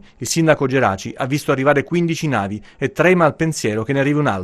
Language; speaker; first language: Italian; native; Italian